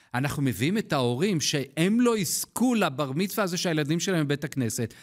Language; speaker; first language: Hebrew; native; Hebrew